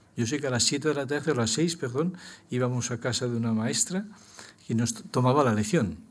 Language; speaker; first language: Spanish; native; Spanish